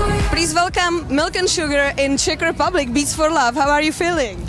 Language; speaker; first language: English; non-native, fluent; Czech